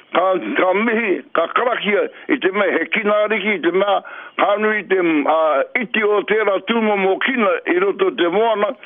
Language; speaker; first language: Māori; native; Māori